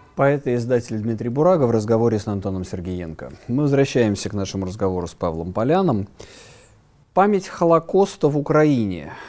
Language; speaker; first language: Russian; native; Russian